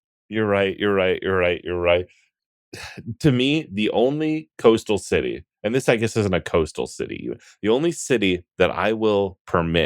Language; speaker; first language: English; native; English